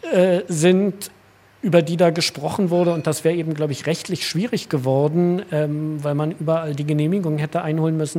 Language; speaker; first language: German; native; German